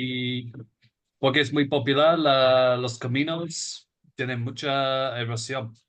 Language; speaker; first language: Spanish; non-native, fluent; English